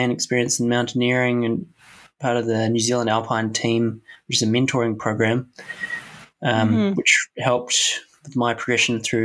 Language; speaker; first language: English; native; English